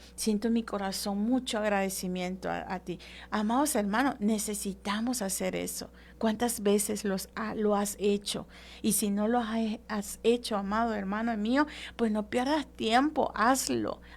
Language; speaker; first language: Spanish; native; Spanish